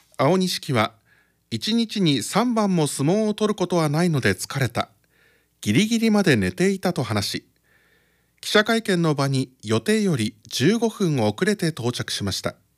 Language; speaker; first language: Japanese; native; Japanese